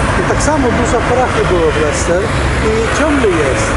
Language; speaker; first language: Polish; early bilingual, heritage; Polish